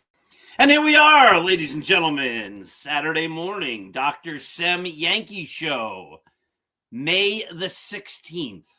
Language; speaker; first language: English; native; English